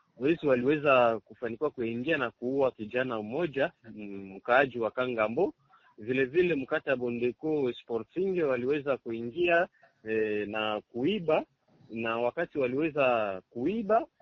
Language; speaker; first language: Swahili; native; Swahili